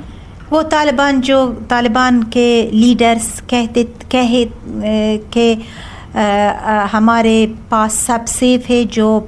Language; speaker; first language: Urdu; non-native, learner; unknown